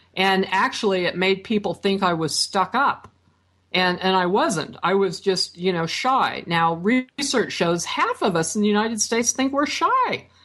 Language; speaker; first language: English; native; English